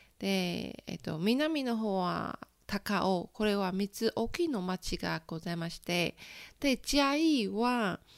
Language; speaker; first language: Japanese; non-native, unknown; Chinese